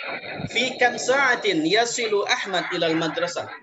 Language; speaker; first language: Arabic; non-native, fluent; Indonesian